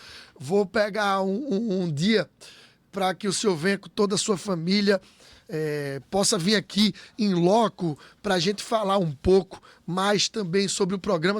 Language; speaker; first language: Portuguese; native; Portuguese